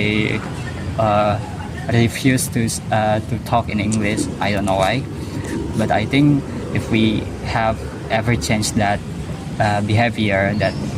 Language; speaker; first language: English; non-native, learner; Indonesian